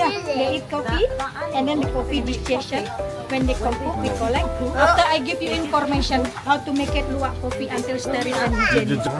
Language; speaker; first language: English; non-native, learner; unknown